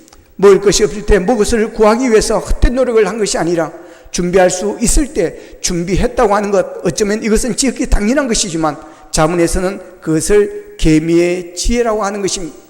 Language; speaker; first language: Korean; native; Korean